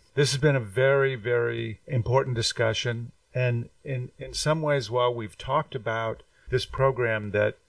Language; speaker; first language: English; early bilingual, other home language; Spanish